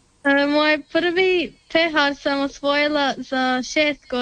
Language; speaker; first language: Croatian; early bilingual, heritage; Serbian